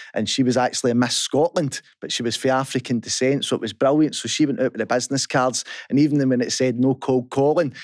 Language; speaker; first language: English; native; English